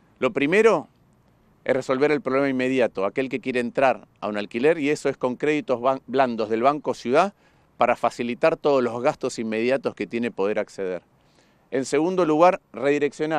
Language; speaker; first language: Spanish; native; Spanish